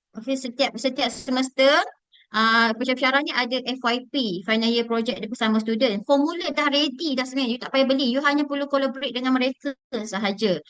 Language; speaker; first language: Malay; native; Malay